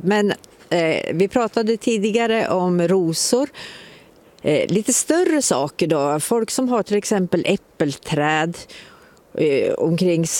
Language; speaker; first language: Swedish; native; Swedish